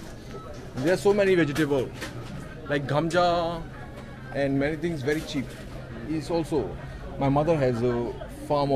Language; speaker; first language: English; non-native, local second language; Hindi